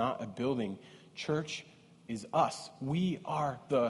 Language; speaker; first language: English; native; English